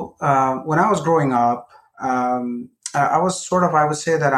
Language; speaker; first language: English; non-native, local second language; Nepali